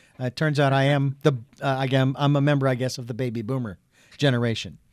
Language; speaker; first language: English; native; English